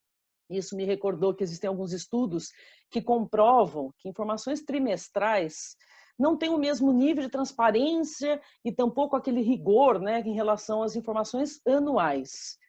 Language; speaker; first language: Portuguese; native; Portuguese